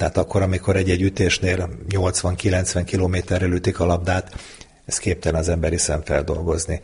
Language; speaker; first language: Hungarian; native; Hungarian